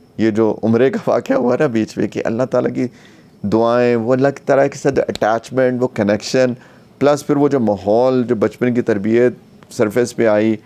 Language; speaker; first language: Urdu; native; Urdu